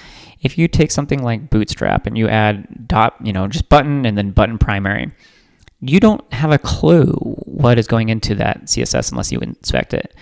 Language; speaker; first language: English; native; English